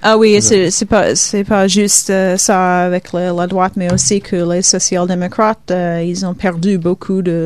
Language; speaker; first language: French; non-native, fluent; Swedish